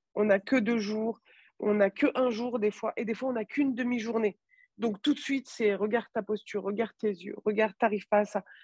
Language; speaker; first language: French; native; French